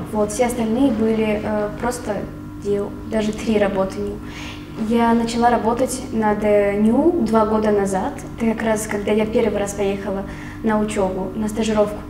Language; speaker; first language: Russian; non-native, local second language; Tajik